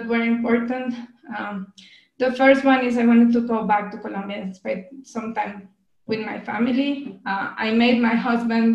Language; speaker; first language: English; non-native, fluent; Spanish